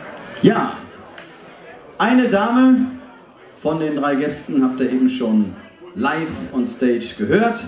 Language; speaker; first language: German; native; German